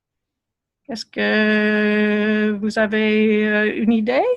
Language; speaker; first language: French; non-native, fluent; English